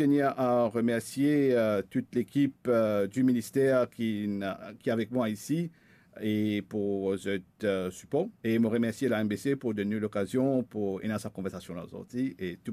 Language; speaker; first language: French; non-native, local second language; Morisyen